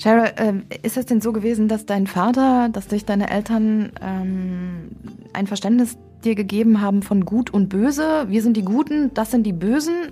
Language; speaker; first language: German; native; German